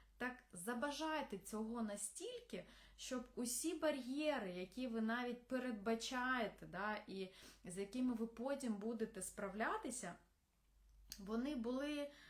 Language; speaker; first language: Ukrainian; non-native, local second language; Russian